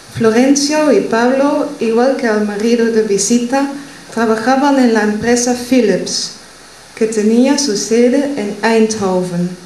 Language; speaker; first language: Spanish; non-native, fluent; Dutch